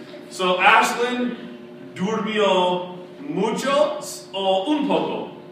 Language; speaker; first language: Spanish; non-native, fluent; English